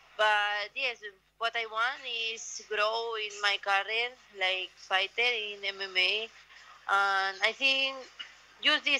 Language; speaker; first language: English; non-native, learner; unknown